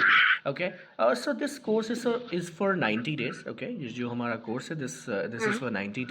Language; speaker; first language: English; non-native, local second language; Hindi